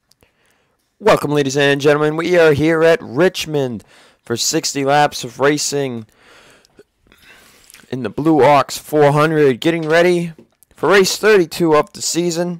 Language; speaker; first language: English; native; English